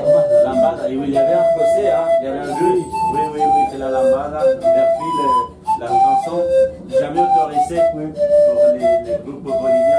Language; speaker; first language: French; non-native, fluent; Spanish